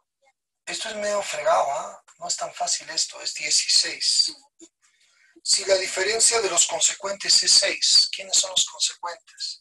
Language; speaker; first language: Spanish; native; Spanish